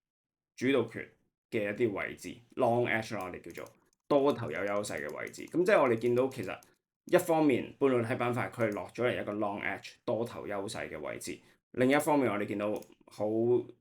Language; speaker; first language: Cantonese; native; Cantonese